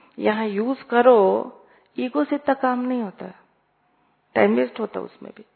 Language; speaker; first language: Hindi; native; Hindi